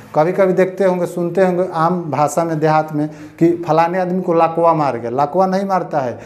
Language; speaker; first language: Hindi; native; Hindi